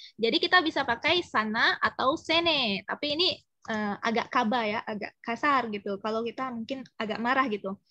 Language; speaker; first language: Indonesian; native; Indonesian